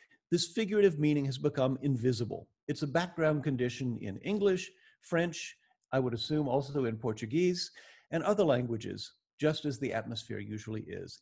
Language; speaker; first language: English; native; English